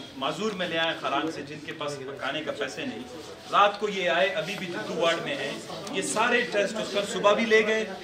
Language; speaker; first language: Urdu; non-native, local second language; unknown